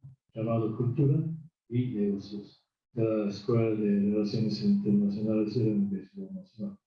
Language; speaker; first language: Spanish; non-native, fluent; Japanese